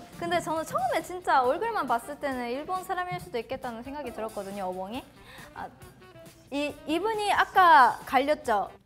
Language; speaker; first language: Korean; non-native, fluent; Japanese